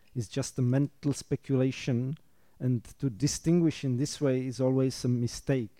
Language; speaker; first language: English; non-native, fluent; Czech